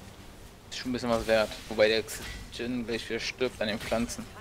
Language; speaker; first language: German; native; German